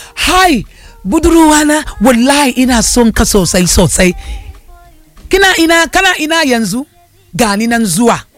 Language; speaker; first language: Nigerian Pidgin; non-native, local second language; Yoruba